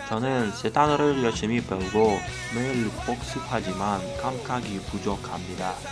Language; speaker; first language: Korean; non-native, learner; Russian